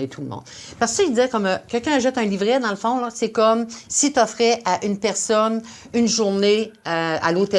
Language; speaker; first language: French; native; French